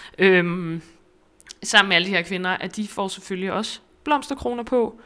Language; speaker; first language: Danish; native; Danish